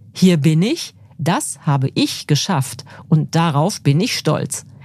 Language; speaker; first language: German; native; German